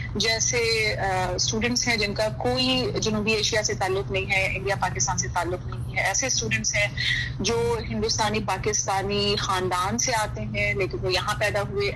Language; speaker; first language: Urdu; native; Urdu